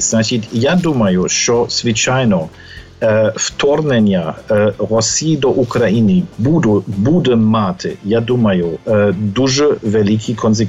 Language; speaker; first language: Ukrainian; non-native, fluent; German